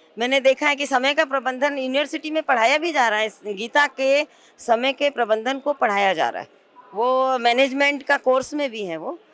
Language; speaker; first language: Hindi; native; Hindi